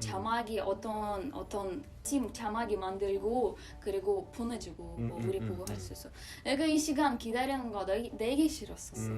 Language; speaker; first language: Korean; non-native, learner; Russian